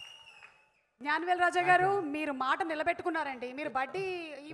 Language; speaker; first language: Telugu; native; Telugu